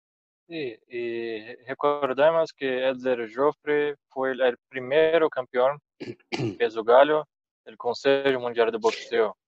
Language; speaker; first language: Spanish; non-native, fluent; Portuguese